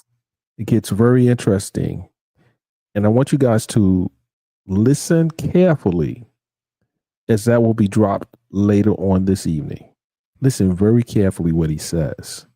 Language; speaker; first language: English; native; English